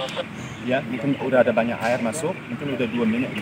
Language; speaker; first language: Indonesian; non-native, learner; English